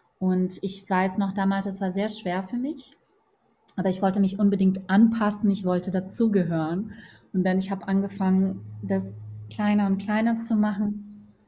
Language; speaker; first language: German; non-native, fluent; Portuguese